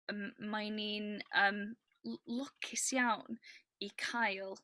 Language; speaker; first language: Welsh; non-native, learner; English